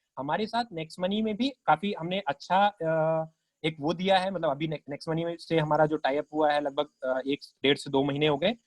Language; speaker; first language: Hindi; native; Hindi